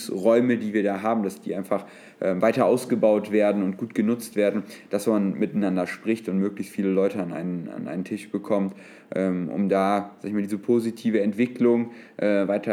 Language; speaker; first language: German; native; German